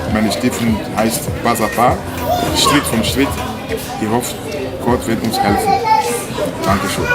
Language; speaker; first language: German; non-native, learner; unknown